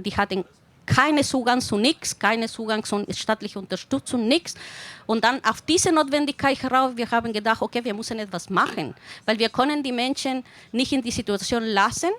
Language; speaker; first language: German; non-native, fluent; Spanish